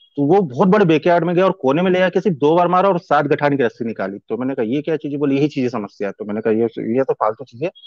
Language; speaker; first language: Hindi; native; Hindi